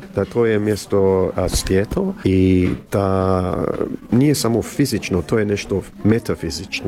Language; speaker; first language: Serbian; early bilingual, heritage; Serbian